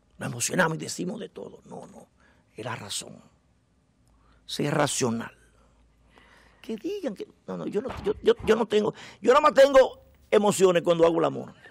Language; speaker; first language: Spanish; native; Spanish